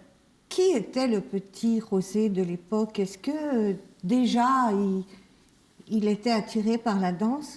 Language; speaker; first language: French; native; French